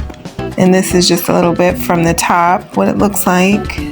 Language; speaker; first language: English; native; English